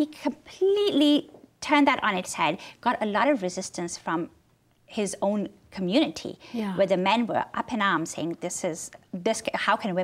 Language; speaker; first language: English; non-native, local second language; Urdu